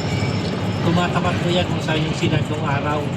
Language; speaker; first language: Filipino; native; Filipino